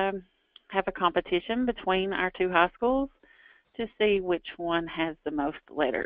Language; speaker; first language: English; native; English